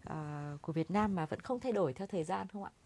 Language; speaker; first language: Vietnamese; native; Vietnamese